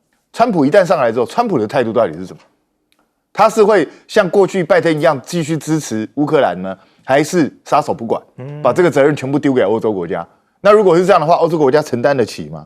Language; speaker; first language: Chinese; native; Chinese